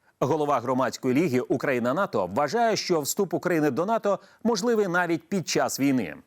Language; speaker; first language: Ukrainian; native; Ukrainian